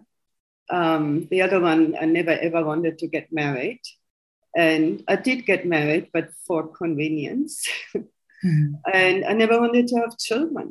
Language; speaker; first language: English; non-native, fluent; German